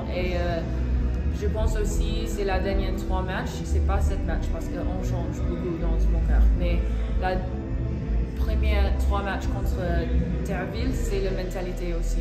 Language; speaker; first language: French; non-native, learner; English